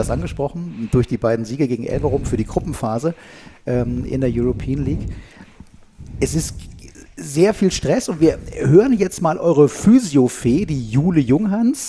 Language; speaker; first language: German; native; German